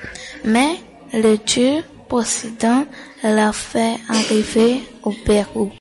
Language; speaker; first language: French; non-native, learner; English